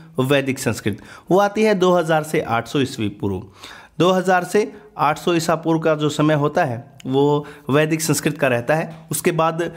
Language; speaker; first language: Hindi; native; Hindi